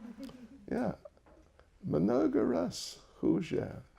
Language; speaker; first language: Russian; non-native, learner; English